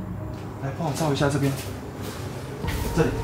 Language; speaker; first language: Chinese; native; Chinese